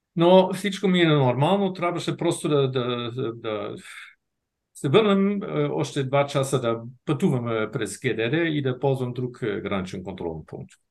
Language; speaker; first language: Bulgarian; non-native, fluent; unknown